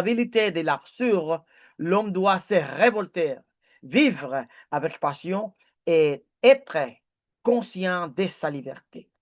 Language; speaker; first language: French; non-native, learner; Spanish